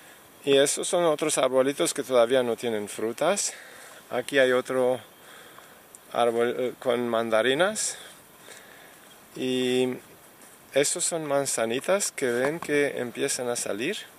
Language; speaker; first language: Spanish; non-native, fluent; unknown